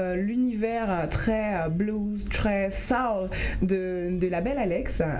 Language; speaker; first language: French; native; French